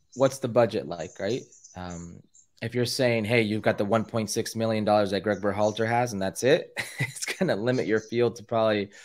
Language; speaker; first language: English; early bilingual, other home language; Spanish